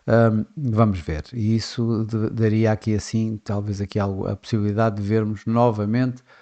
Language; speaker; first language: Portuguese; native; Portuguese